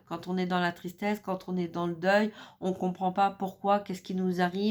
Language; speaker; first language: French; native; French